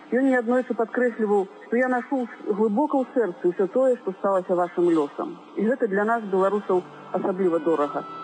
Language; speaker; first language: Belarusian; native; Belarusian